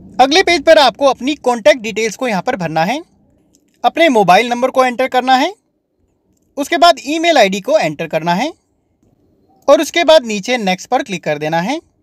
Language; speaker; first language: Hindi; native; Hindi